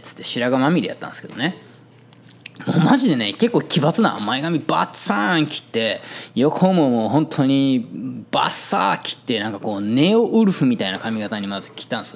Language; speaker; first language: Japanese; native; Japanese